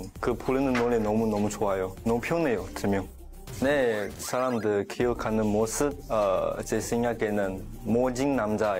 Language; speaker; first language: Korean; non-native, learner; Chinese